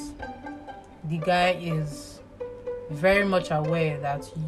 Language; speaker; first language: English; non-native, local second language; Igbo